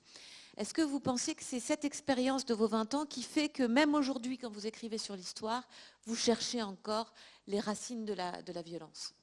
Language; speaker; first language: French; native; French